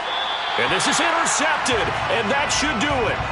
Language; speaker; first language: English; native; English